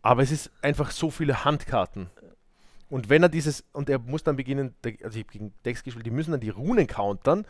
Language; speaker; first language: German; native; German